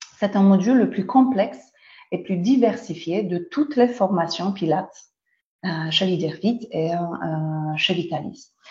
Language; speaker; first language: French; non-native, fluent; Polish